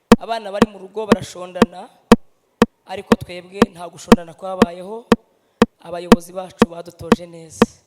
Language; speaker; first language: Kinyarwanda; native; Kinyarwanda